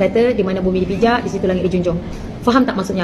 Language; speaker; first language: Malay; native; Malay